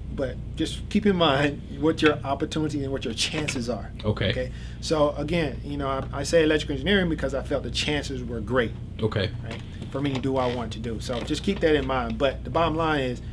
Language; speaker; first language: English; native; English